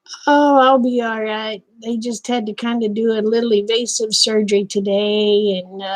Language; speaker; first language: English; native; English